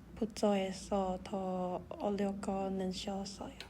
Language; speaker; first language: Korean; non-native, fluent; Chinese